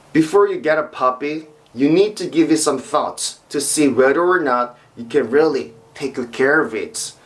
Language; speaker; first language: English; non-native, fluent; Korean